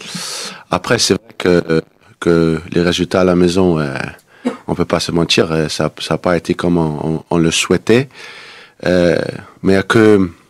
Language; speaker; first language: French; non-native, fluent; Danish